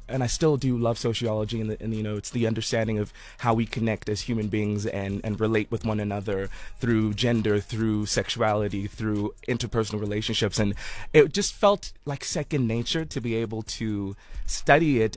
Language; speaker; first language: English; non-native, local second language; Tswana